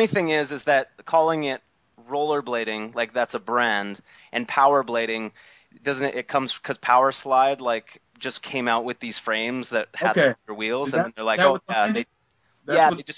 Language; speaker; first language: English; native; English